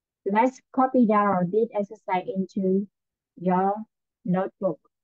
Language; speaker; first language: English; non-native, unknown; Vietnamese